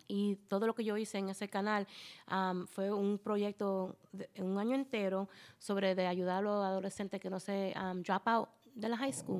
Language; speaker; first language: Spanish; early bilingual, heritage; Spanish